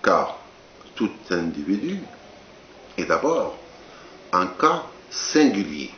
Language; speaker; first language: French; non-native, local second language; Arabic